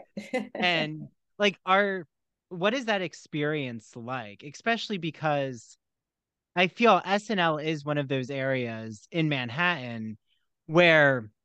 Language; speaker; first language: English; native; English